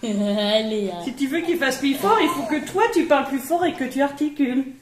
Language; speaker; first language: French; native; French